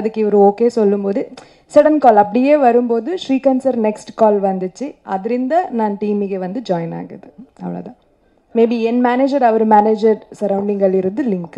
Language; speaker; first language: Tamil; non-native, learner; Kannada